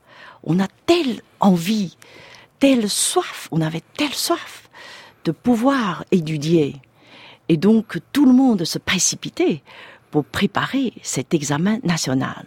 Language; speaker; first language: French; non-native, fluent; Chinese